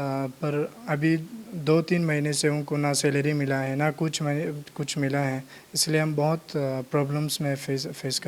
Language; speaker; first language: Hindi; non-native, learner; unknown